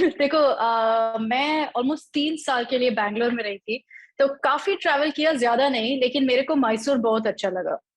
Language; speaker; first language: Hindi; non-native, local second language; Telugu